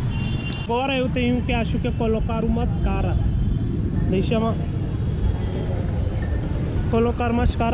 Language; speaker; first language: Portuguese; non-native, learner; Hindi